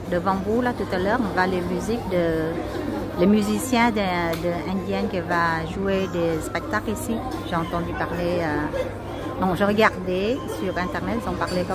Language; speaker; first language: French; non-native, learner; Vietnamese